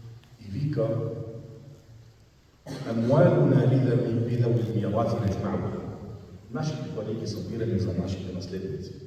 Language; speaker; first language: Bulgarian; non-native, fluent; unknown